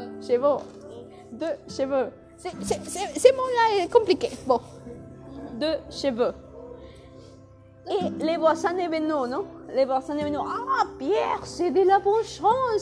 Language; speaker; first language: French; non-native, learner; Spanish